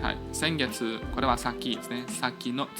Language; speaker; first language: Japanese; non-native, fluent; Indonesian